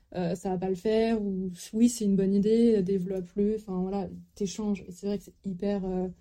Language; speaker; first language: French; native; French